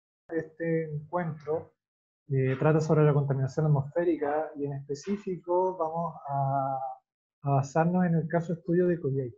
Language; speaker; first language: Spanish; native; Spanish